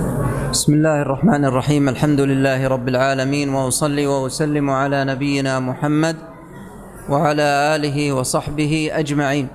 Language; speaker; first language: Arabic; native; Arabic